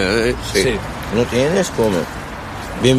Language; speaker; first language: Spanish; non-native, learner; Arabic